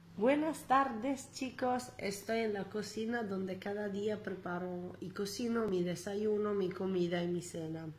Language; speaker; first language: Spanish; non-native, learner; Italian